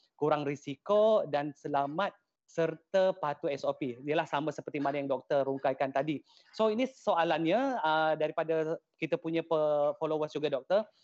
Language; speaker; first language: Malay; native; Malay